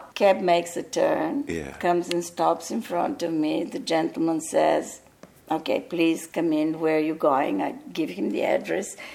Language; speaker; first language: English; early bilingual, other home language; Bulgarian